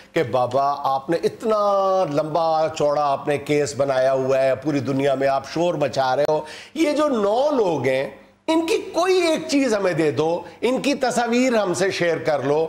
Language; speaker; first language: Urdu; non-native, local second language; Punjabi